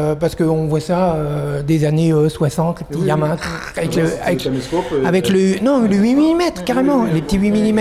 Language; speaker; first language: French; native; French